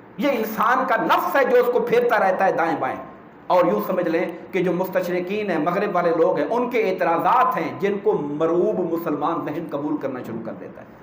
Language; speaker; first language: Urdu; native; Urdu